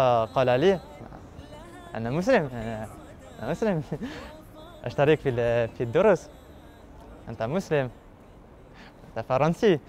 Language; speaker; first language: Arabic; non-native, learner; French